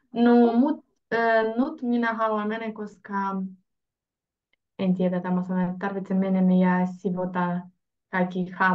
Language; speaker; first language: Finnish; non-native, learner; Russian